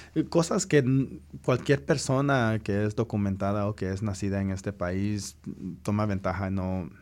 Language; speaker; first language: Spanish; early bilingual, heritage; Spanish